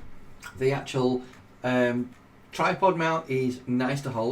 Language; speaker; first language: English; native; English